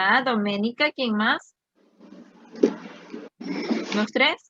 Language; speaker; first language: Spanish; native; Spanish